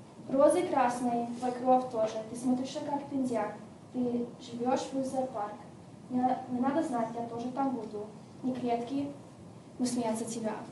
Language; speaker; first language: Russian; early bilingual, heritage; Russian